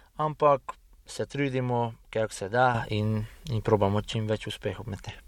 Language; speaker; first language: Slovenian; early bilingual, heritage; Hungarian